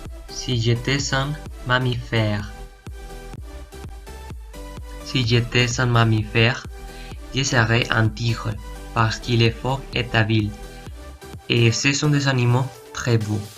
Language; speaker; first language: French; non-native, learner; Spanish